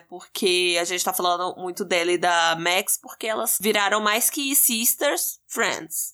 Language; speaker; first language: Portuguese; native; Portuguese